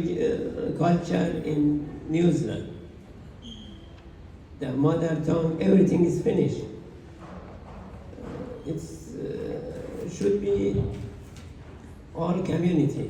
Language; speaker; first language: English; non-native, learner; Persian